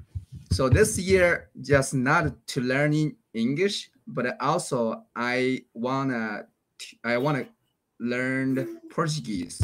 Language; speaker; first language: English; non-native, learner; Chinese